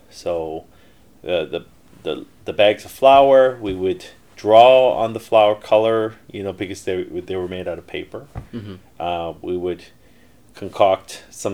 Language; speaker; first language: English; early bilingual, other home language; Korean